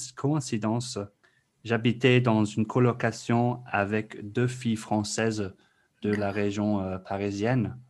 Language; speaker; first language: French; non-native, fluent; English